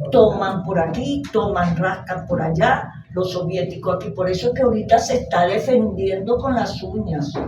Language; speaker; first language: Spanish; early bilingual, other home language; Hebrew